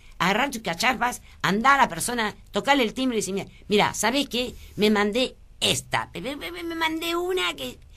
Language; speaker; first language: Spanish; early bilingual, other home language; French